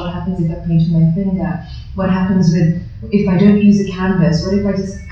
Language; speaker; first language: English; native; English